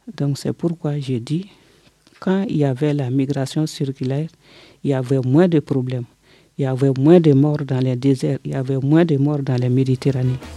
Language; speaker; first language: French; non-native, local second language; Bambara